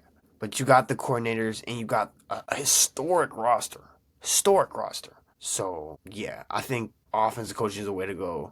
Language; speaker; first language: English; native; English